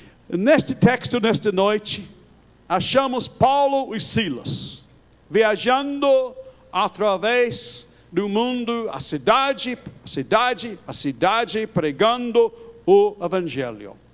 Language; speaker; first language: Portuguese; non-native, fluent; English